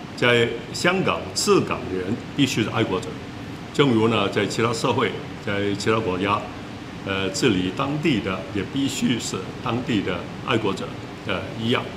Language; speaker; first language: Chinese; non-native, local second language; Cantonese